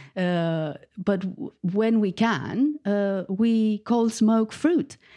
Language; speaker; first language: English; non-native, fluent; Romanian